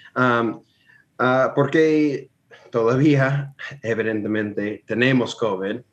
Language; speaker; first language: Spanish; non-native, fluent; English